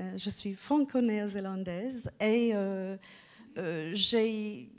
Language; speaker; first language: French; non-native, fluent; English